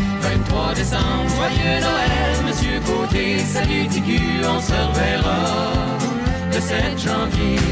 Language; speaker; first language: French; native; French